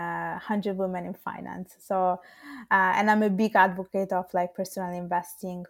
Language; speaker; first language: English; non-native, fluent; Italian